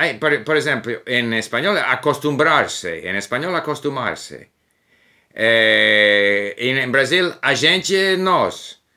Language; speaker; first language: Spanish; non-native, fluent; English